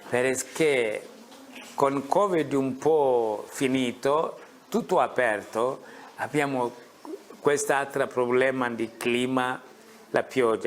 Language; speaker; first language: Italian; non-native, fluent; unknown